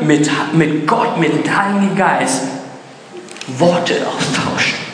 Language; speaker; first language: German; early bilingual, other home language; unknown